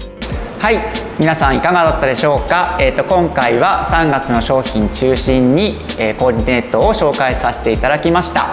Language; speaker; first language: Japanese; native; Japanese